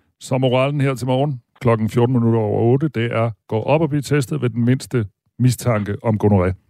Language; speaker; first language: Danish; native; Danish